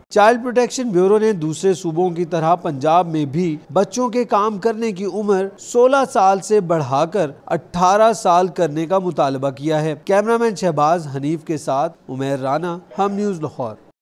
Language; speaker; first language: Urdu; native; Urdu